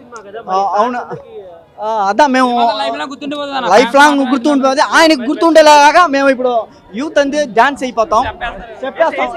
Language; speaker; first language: Telugu; native; Telugu